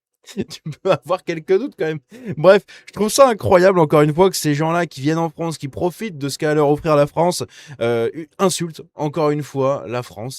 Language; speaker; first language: French; native; French